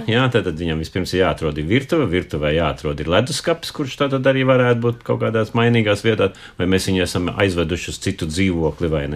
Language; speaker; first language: Latvian; native; Latvian